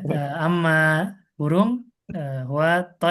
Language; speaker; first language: Arabic; non-native, fluent; Indonesian